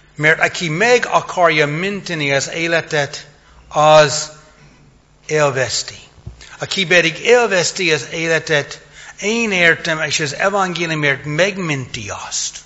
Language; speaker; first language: Hungarian; non-native, fluent; English